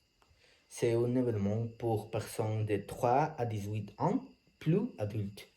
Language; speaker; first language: French; non-native, learner; Spanish